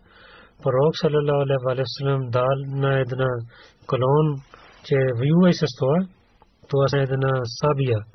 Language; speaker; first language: Bulgarian; non-native, learner; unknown